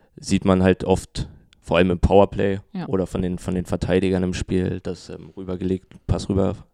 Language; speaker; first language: German; native; German